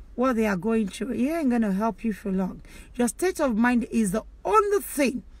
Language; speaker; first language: English; non-native, local second language; Yoruba